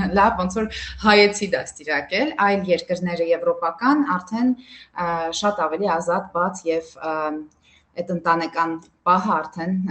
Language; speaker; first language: Armenian; early bilingual, heritage; Armenian